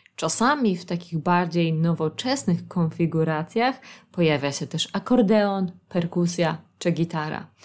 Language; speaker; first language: Polish; native; Polish